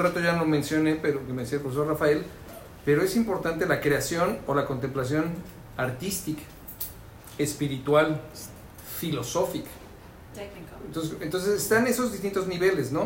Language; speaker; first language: Spanish; native; Spanish